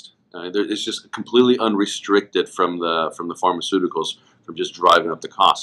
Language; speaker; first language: English; native; English